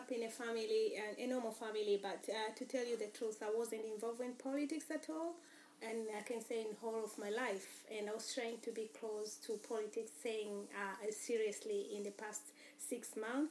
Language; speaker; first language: English; non-native, local second language; Swahili